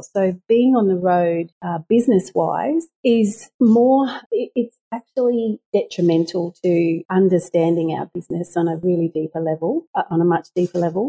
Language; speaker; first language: English; native; English